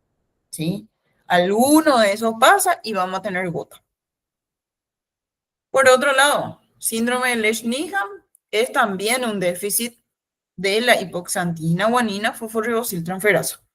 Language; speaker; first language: Spanish; native; Spanish